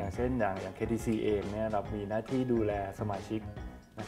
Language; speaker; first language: Thai; native; Thai